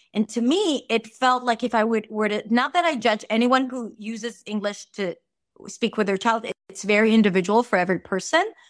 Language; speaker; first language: English; non-native, fluent; Hebrew